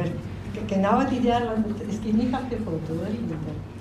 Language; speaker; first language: German; non-native, learner; Spanish